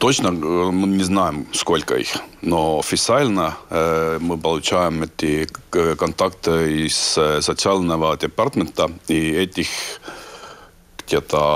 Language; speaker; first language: Russian; non-native, learner; Estonian